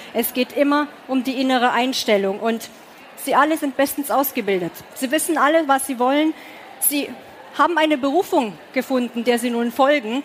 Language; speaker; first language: German; early bilingual, other home language; Romanian